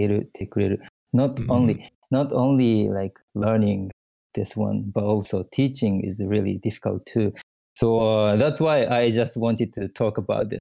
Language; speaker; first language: English; non-native, fluent; Japanese